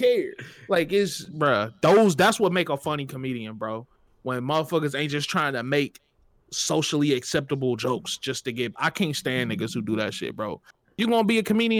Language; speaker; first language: English; native; English